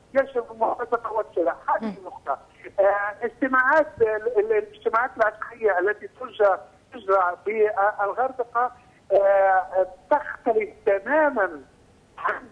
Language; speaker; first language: Arabic; native; Arabic